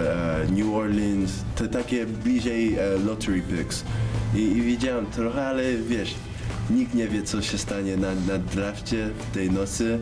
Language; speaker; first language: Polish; early bilingual, heritage; English